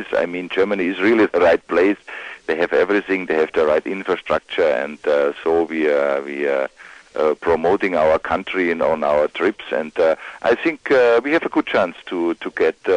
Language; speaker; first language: English; non-native, fluent; German